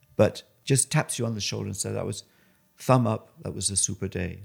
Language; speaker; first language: English; native; English